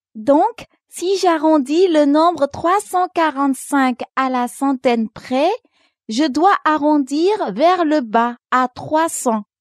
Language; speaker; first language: French; non-native, local second language; Wolof